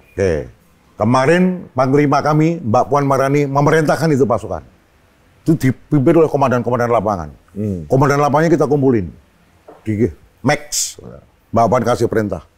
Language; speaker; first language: Indonesian; non-native, local second language; Javanese